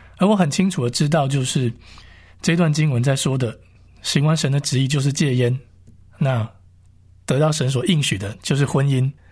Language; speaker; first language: Chinese; native; Chinese